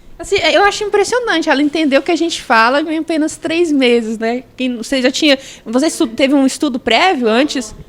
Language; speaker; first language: Portuguese; native; Portuguese